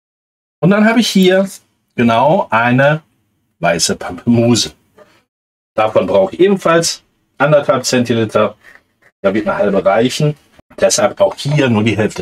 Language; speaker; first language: German; native; German